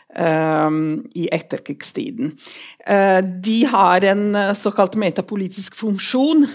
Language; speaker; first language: Norwegian; non-native, fluent; Italian